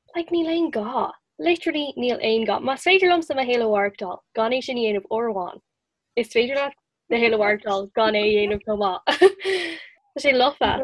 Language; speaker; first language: Irish; non-native, local second language; English